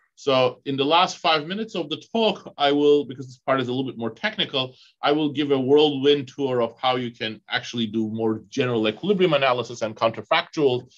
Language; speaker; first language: English; non-native, fluent; Turkish